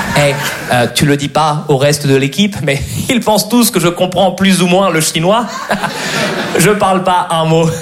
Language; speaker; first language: French; native; French